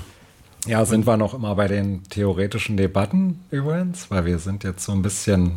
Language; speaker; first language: German; native; German